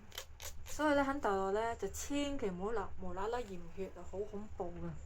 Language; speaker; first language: Cantonese; native; Cantonese